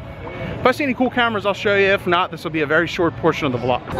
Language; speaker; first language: English; native; English